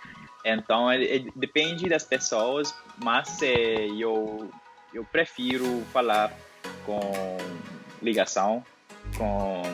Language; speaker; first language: Portuguese; non-native, learner; Spanish